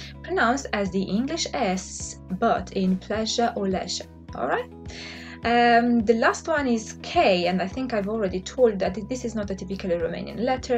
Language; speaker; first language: English; non-native, fluent; Romanian